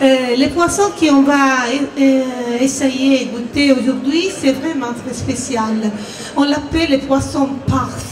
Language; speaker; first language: French; non-native, fluent; Italian